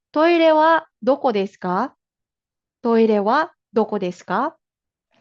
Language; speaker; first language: Japanese; non-native, fluent; Filipino